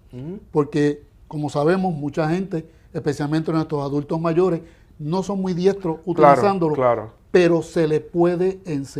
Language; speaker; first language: Spanish; native; Spanish